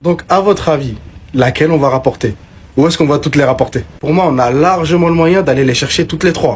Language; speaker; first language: French; native; French